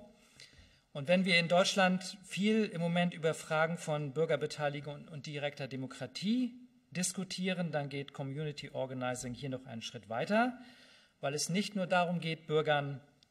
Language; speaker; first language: German; native; German